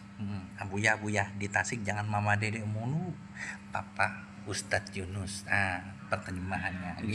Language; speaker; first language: Indonesian; native; Indonesian